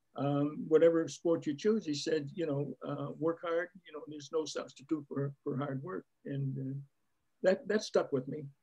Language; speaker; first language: English; native; English